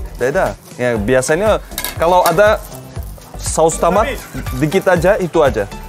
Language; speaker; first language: Indonesian; non-native, fluent; Turkish